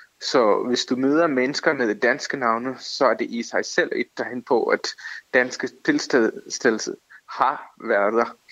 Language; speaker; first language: Danish; non-native, fluent; Tamil